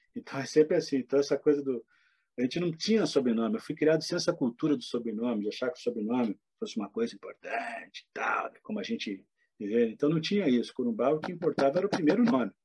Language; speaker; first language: Portuguese; native; Portuguese